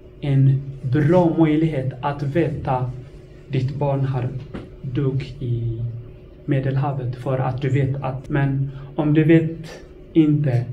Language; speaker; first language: Swedish; non-native, fluent; Tigrinya